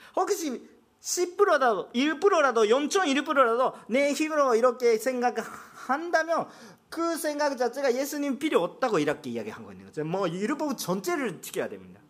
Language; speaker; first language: Korean; non-native, fluent; Japanese